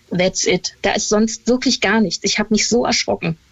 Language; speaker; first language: German; native; German